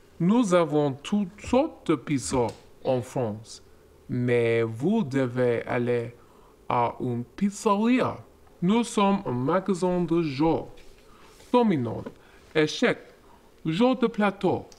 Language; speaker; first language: French; non-native, learner; English